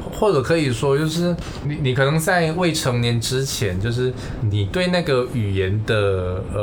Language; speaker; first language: Chinese; native; Chinese